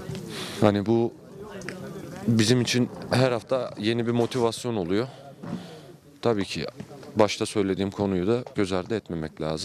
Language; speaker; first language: Turkish; native; Turkish